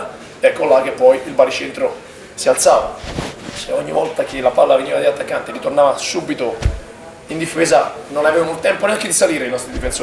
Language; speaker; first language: Italian; native; Italian